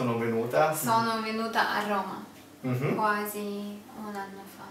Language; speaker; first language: Italian; non-native, learner; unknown